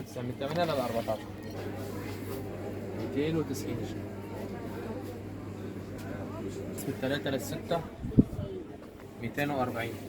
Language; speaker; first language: Arabic; native; Arabic